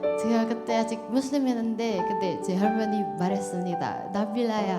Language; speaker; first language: Korean; non-native, learner; Indonesian